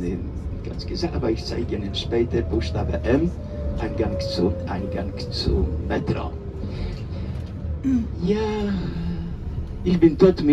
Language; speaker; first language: German; non-native, fluent; Polish